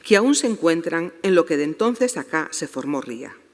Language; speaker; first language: Spanish; non-native, local second language; Galician